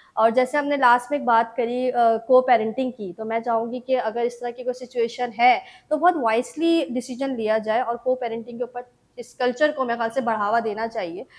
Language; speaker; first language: Urdu; native; Urdu